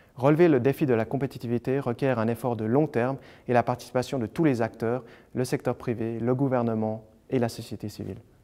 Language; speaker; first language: French; native; French